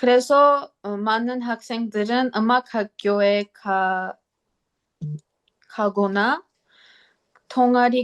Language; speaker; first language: Korean; non-native, learner; Armenian